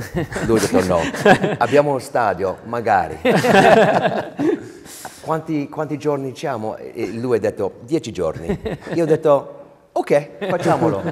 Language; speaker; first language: Italian; early bilingual, heritage; English